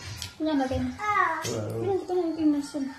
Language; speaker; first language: Korean; non-native, fluent; Filipino